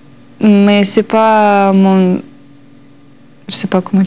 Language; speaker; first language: French; non-native, learner; Russian